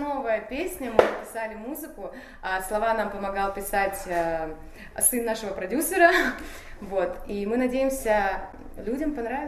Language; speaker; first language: Russian; native; Russian